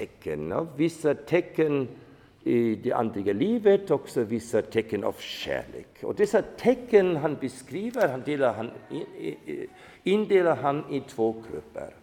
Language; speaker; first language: Swedish; non-native, fluent; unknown